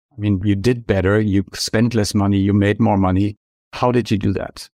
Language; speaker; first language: English; non-native, fluent; German